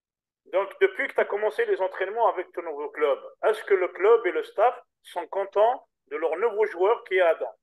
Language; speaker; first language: French; native; French